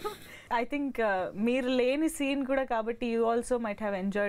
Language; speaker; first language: Telugu; native; Telugu